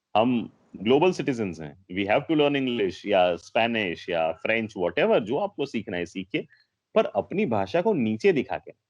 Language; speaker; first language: Hindi; non-native, local second language; Gujarati